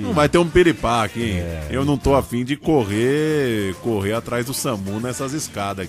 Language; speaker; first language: Portuguese; native; Portuguese